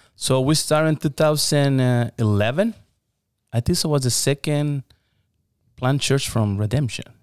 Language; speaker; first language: English; non-native, learner; Spanish